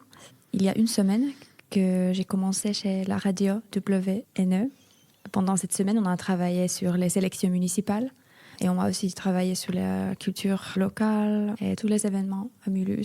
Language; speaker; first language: French; non-native, fluent; Finnish